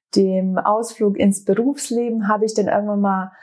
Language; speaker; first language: German; early bilingual, other home language; Bosnian